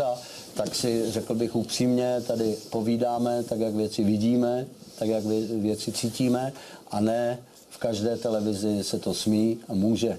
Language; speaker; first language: Czech; native; Czech